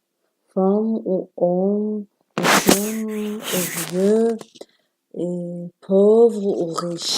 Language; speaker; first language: French; non-native, learner; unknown